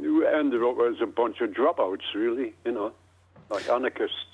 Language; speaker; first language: English; native; English